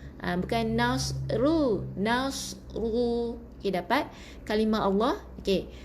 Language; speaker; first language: Malay; native; Malay